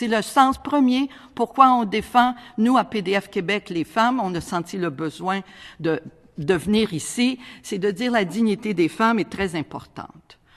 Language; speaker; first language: French; native; French